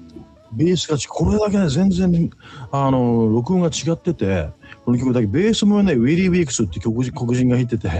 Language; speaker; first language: Japanese; native; Japanese